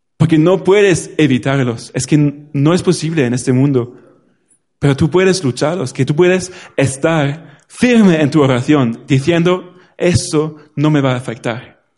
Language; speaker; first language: Spanish; non-native, fluent; German